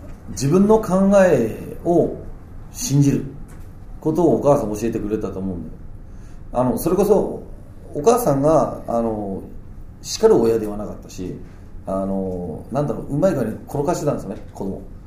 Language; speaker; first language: Japanese; non-native, fluent; Danish